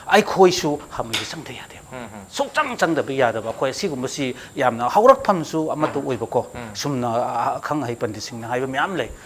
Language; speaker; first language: Manipuri; non-native, local second language; Rongmei Naga